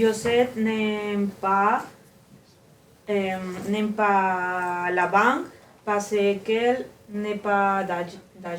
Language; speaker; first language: French; non-native, learner; Spanish